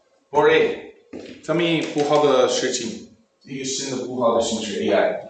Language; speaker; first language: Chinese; non-native, learner; English